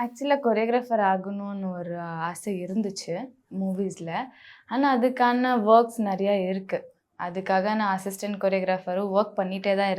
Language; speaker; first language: Tamil; non-native, local second language; Bangla